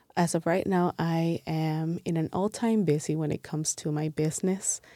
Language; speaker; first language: English; non-native, fluent; Spanish